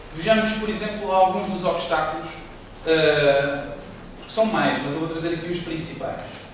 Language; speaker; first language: Portuguese; native; Portuguese